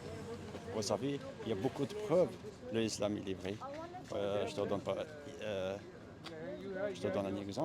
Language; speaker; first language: French; non-native, learner; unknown